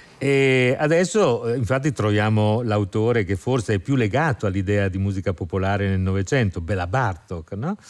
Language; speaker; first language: Italian; native; Italian